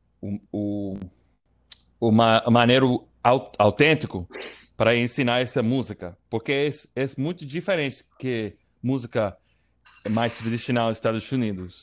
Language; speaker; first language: Portuguese; non-native, learner; English